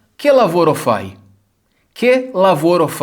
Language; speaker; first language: Italian; non-native, fluent; Portuguese